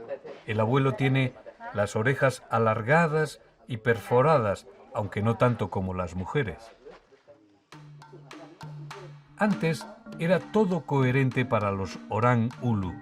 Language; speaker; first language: Spanish; native; Spanish